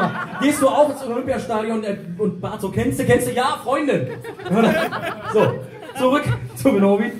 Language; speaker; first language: German; native; German